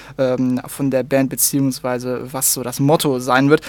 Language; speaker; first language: German; native; German